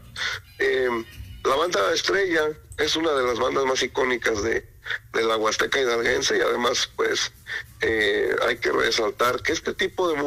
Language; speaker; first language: Spanish; native; Spanish